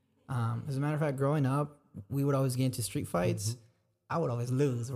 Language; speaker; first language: English; early bilingual, other home language; Spanish